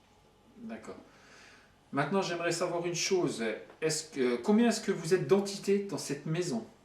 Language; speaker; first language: French; native; French